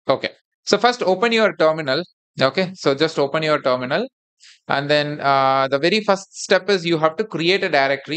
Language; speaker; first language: English; non-native, local second language; Tamil